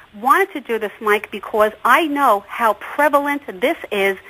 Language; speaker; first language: English; native; English